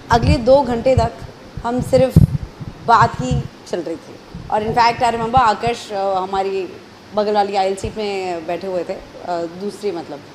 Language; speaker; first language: Hindi; native; Hindi